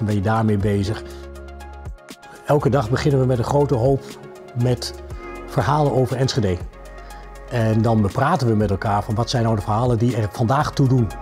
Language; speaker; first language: Dutch; native; Dutch